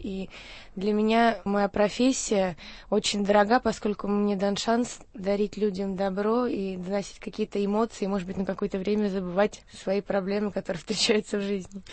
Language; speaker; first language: Russian; native; Russian